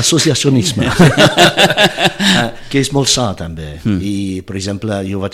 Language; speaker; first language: Catalan; non-native, fluent; English